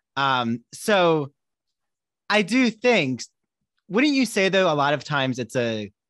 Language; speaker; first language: English; native; English